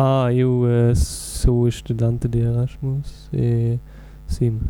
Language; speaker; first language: Portuguese; non-native, learner; German